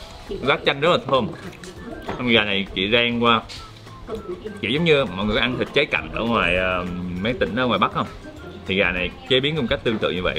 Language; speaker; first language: Vietnamese; native; Vietnamese